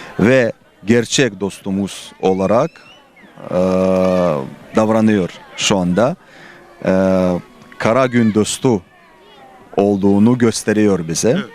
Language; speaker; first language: Turkish; non-native, fluent; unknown